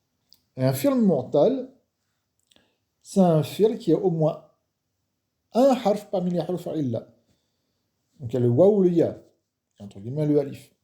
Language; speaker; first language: French; non-native, fluent; Arabic